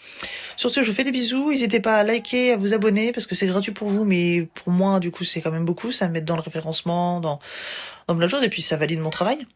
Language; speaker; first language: French; native; French